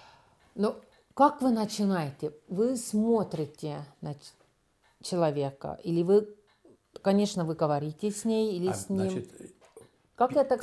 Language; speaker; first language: Russian; non-native, learner; Estonian